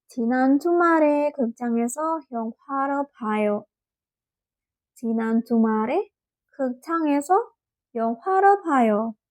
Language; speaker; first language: Korean; non-native, fluent; Indonesian